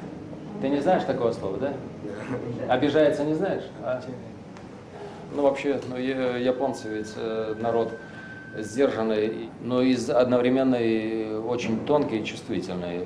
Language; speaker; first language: Russian; native; Russian